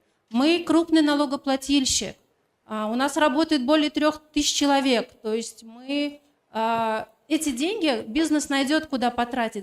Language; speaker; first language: Russian; native; Russian